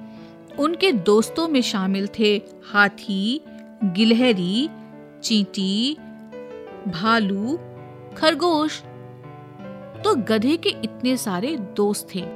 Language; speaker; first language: Hindi; native; Hindi